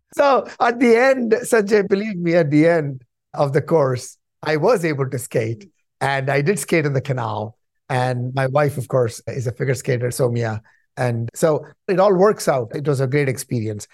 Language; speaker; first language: English; non-native, local second language; Tamil